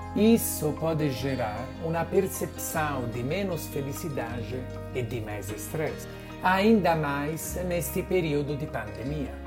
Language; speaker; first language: Portuguese; non-native, fluent; Italian